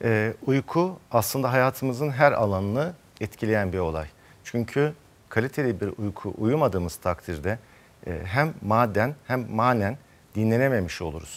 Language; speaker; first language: Turkish; native; Turkish